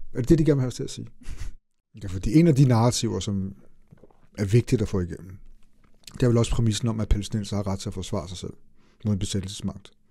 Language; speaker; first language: Danish; early bilingual, other home language; Arabic